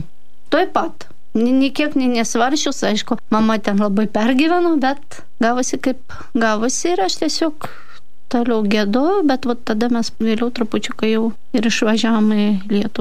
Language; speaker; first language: Lithuanian; non-native, fluent; Russian